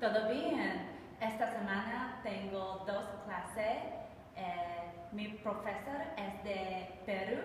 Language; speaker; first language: Spanish; non-native, learner; Vietnamese